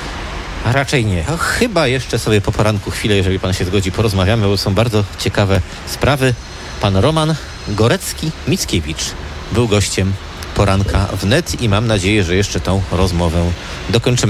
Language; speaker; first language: Polish; native; Polish